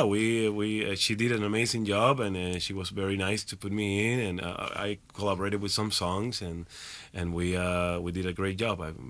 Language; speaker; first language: English; non-native, fluent; Spanish